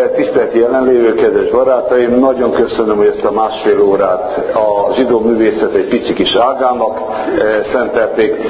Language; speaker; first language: Hungarian; non-native, fluent; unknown